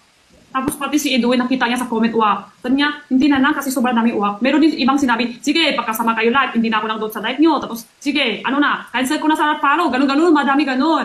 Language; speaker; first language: Filipino; non-native, learner; Chinese